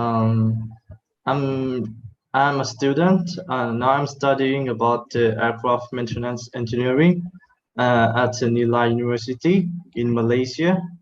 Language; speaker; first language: English; non-native, fluent; Thai